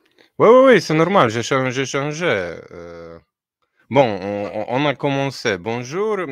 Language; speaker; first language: French; non-native, fluent; Polish